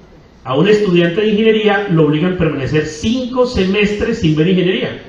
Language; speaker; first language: Spanish; native; Spanish